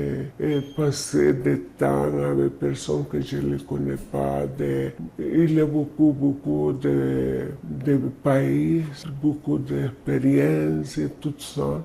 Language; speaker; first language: French; non-native, learner; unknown